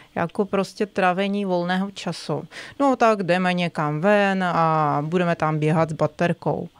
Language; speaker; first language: Czech; non-native, fluent; Russian